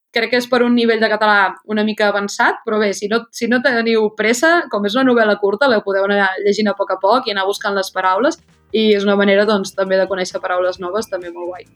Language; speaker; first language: Catalan; native; Catalan